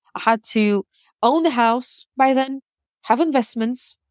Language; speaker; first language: English; non-native, fluent; Russian